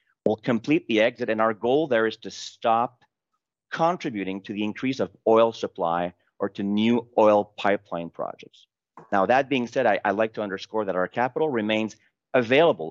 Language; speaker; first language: English; non-native, fluent; French